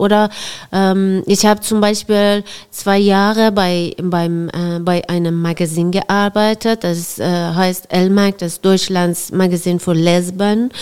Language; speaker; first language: German; non-native, fluent; Persian